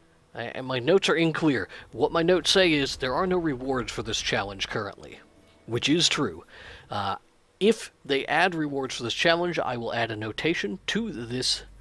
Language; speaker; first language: English; native; English